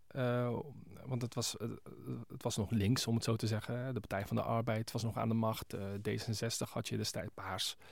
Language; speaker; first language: Dutch; early bilingual, other home language; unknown